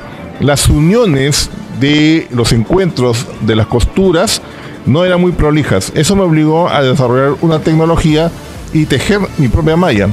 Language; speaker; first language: Spanish; native; Spanish